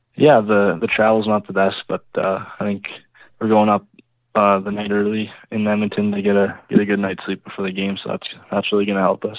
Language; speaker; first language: English; native; English